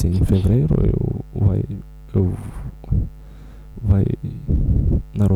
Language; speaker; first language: Portuguese; non-native, learner; Romanian